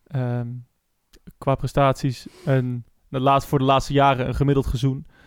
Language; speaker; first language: Dutch; native; Dutch